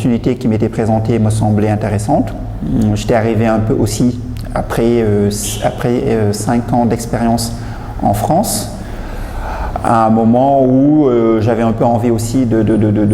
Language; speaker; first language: French; non-native, local second language; Wolof